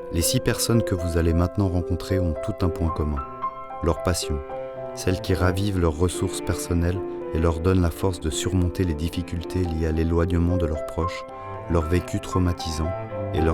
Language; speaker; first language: French; native; French